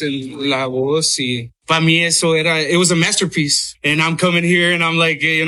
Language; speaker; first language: Spanish; early bilingual, heritage; Spanish